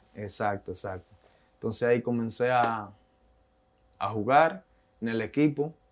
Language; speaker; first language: Spanish; native; Spanish